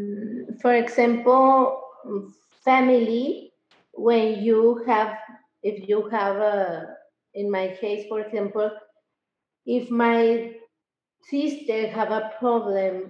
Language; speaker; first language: English; non-native, learner; Spanish